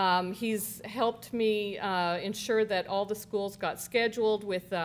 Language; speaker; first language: English; native; English